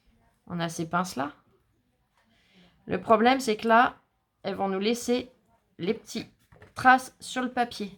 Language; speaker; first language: French; native; French